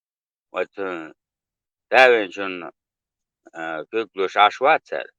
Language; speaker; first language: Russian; non-native, local second language; Chechen